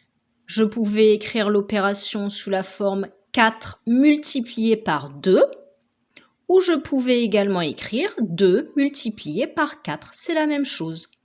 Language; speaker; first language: French; native; French